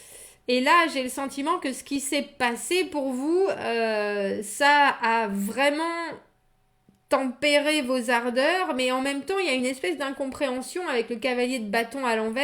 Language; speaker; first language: French; native; French